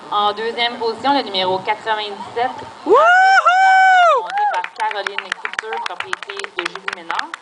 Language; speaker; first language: French; native; French